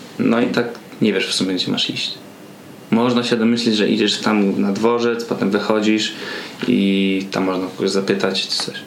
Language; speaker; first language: Polish; native; Polish